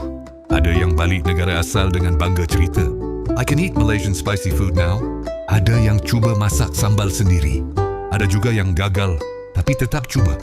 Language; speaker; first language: Malay; native; Malay